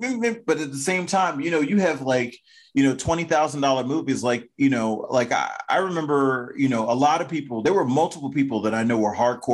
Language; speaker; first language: English; native; English